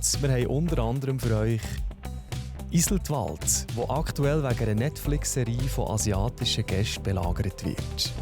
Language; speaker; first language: German; native; German